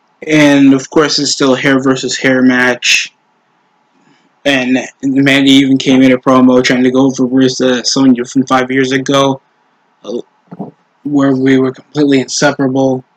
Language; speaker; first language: English; native; English